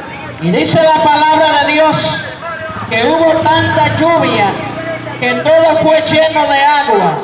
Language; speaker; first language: Spanish; native; Spanish